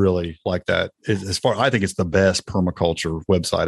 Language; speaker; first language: English; native; English